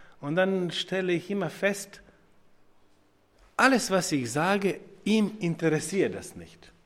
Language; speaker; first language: German; non-native, fluent; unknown